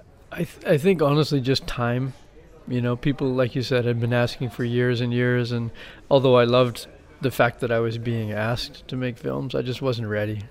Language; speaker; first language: English; native; English